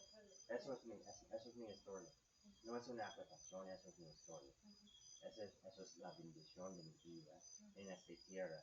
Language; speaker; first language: Spanish; non-native, fluent; English